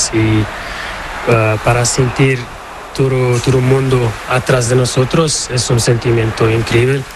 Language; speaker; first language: Spanish; non-native, learner; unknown